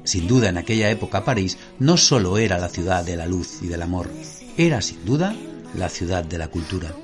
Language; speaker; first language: Spanish; native; Spanish